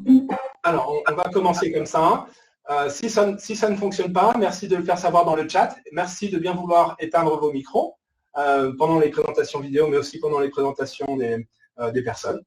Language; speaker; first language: French; native; French